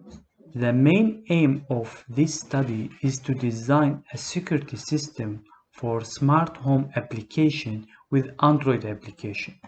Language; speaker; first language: English; non-native, learner; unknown